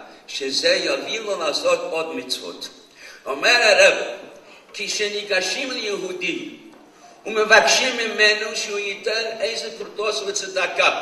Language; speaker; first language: Hebrew; non-native, fluent; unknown